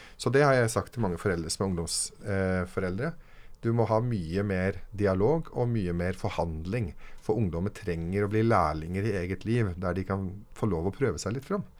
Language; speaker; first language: Norwegian; early bilingual, other home language; Arabic